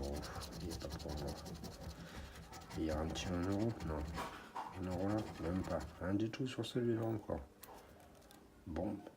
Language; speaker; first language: French; native; French